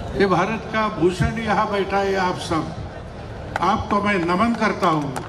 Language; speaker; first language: Hindi; non-native, local second language; Marathi